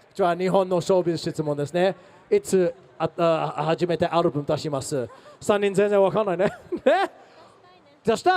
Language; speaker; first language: Japanese; non-native, learner; English